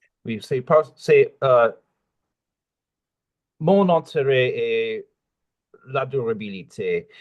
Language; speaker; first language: French; non-native, learner; English